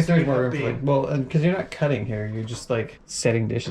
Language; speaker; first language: English; native; English